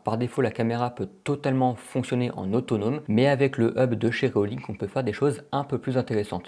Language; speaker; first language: French; native; French